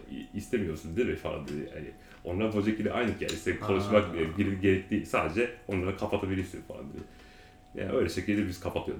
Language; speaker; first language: Turkish; non-native, learner; Japanese